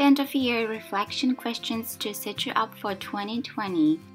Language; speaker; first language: English; non-native, fluent; Japanese